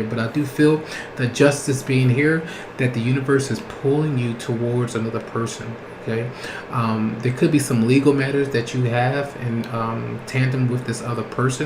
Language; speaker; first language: English; native; English